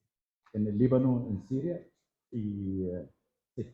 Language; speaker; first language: Spanish; non-native, fluent; Arabic